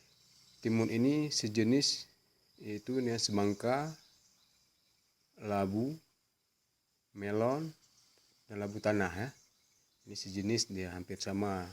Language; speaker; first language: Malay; non-native, local second language; Achinese